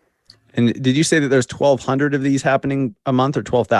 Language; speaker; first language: English; native; English